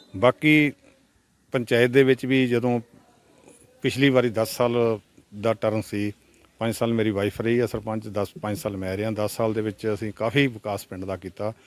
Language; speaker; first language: Punjabi; native; Punjabi